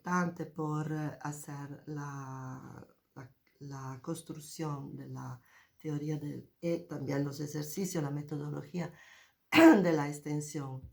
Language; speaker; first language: Spanish; non-native, fluent; Italian